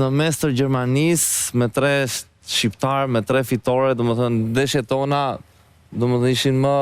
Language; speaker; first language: Albanian; native; Albanian